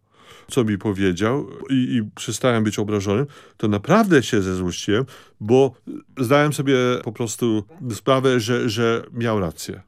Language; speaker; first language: Polish; early bilingual, heritage; Polish